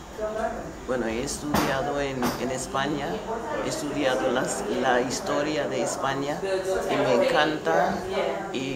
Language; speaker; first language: Spanish; non-native, fluent; English